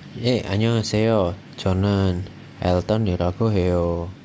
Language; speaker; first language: Korean; non-native, learner; Indonesian